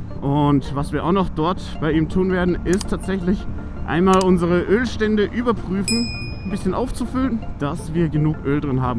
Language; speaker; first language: German; native; German